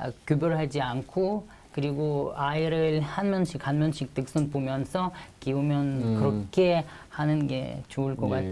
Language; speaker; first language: Korean; non-native, learner; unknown